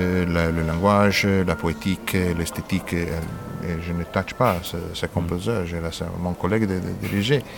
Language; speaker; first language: French; non-native, fluent; Italian